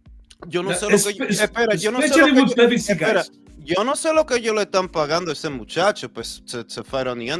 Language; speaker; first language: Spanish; early bilingual, heritage; Spanish